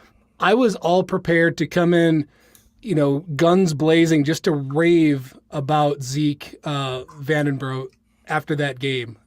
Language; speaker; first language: English; native; English